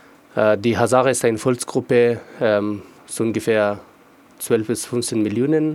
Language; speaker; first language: German; non-native, fluent; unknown